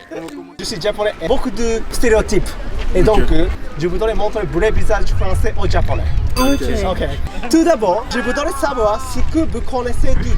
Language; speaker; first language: French; non-native, learner; Japanese